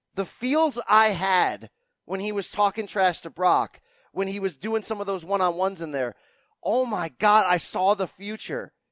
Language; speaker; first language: English; native; English